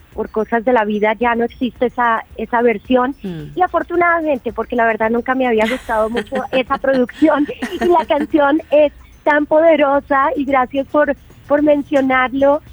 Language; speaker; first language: Spanish; native; Spanish